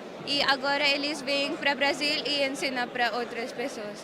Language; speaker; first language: Portuguese; non-native, learner; Marathi